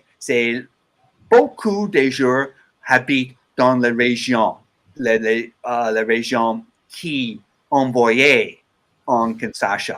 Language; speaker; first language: French; non-native, learner; English